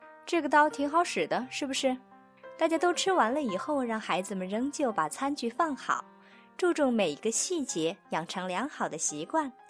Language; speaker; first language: Chinese; native; Chinese